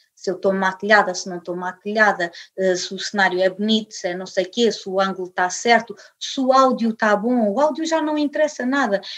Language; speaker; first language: Portuguese; early bilingual, other home language; English